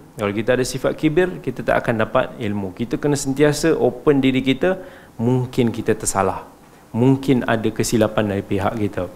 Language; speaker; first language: Malay; native; Malay